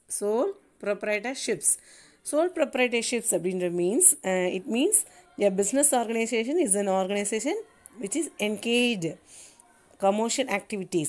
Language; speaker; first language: English; non-native, local second language; Tamil